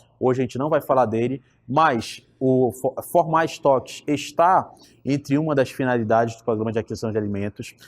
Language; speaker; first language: Portuguese; native; Portuguese